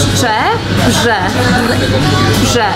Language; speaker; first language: Polish; early bilingual, heritage; Polish